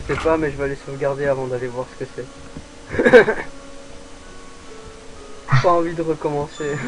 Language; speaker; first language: French; native; French